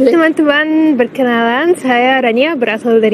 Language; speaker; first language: Indonesian; non-native, fluent; Arabic